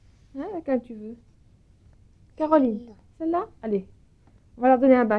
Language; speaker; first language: French; native; French